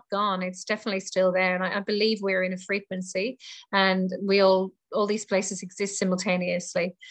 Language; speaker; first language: English; native; English